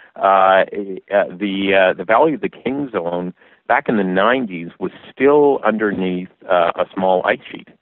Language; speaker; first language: English; native; English